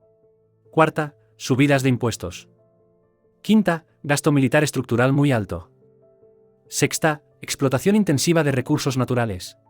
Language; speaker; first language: Spanish; native; Spanish